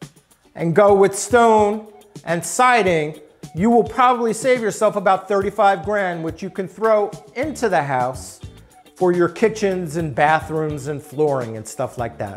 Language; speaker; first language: English; native; English